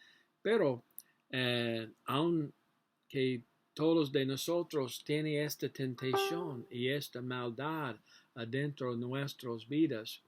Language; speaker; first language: Spanish; non-native, learner; English